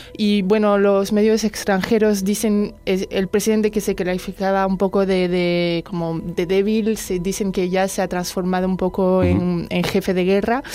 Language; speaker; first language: Spanish; non-native, fluent; French